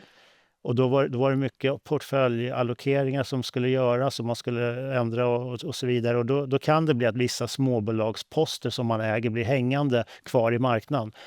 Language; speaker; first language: Swedish; native; Swedish